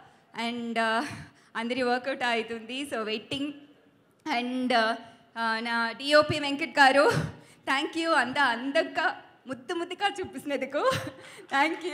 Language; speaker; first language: Telugu; non-native, learner; Tamil